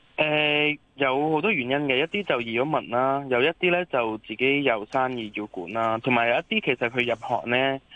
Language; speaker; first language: Cantonese; early bilingual, other home language; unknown